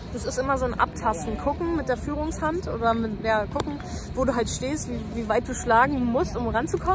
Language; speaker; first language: German; native; German